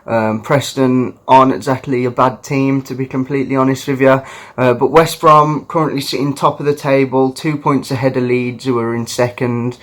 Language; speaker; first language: English; native; English